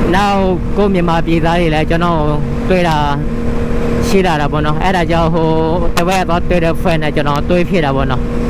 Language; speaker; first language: Burmese; non-native, learner; Thai